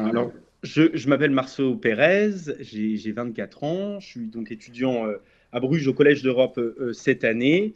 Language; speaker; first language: French; native; French